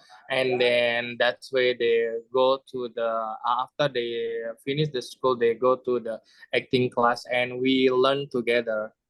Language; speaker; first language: English; non-native, learner; Indonesian